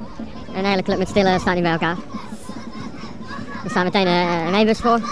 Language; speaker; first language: Dutch; native; Dutch